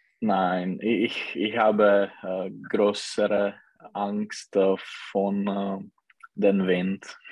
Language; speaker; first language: German; non-native, learner; Czech